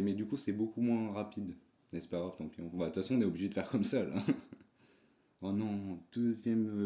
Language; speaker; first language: French; native; French